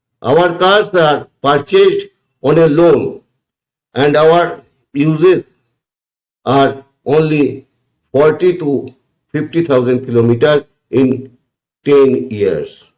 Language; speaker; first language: English; non-native, local second language; Bangla